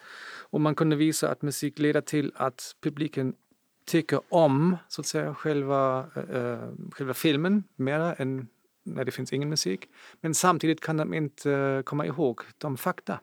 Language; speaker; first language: Swedish; non-native, fluent; German